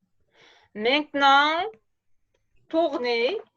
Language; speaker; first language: French; non-native, fluent; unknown